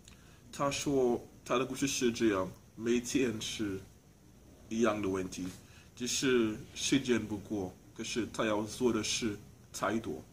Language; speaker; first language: Chinese; non-native, learner; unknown